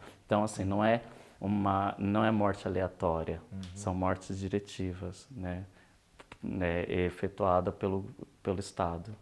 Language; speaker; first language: Portuguese; native; Portuguese